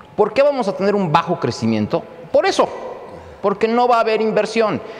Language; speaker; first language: Spanish; native; Spanish